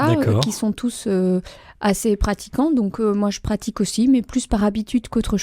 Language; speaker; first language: French; native; French